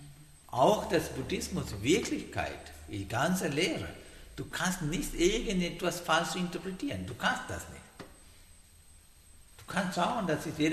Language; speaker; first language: German; non-native, learner; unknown